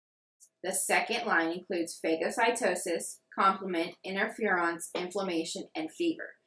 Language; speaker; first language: English; native; English